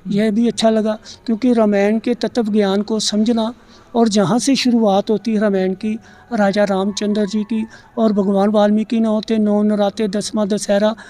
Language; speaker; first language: Hindi; non-native, local second language; Punjabi